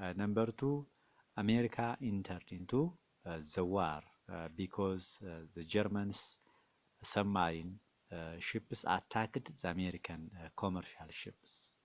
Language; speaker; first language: English; non-native, local second language; Amharic